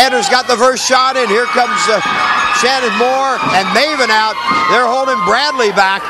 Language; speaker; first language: English; native; English